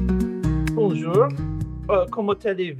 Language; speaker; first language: French; non-native, learner; English